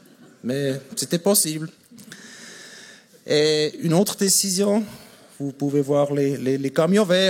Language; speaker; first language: French; non-native, fluent; German